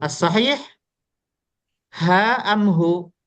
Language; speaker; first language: Arabic; non-native, fluent; Indonesian